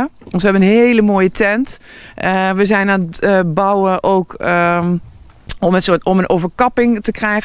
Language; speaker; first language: Dutch; native; Dutch